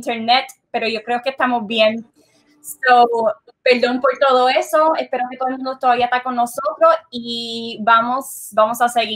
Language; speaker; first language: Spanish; early bilingual, heritage; Spanish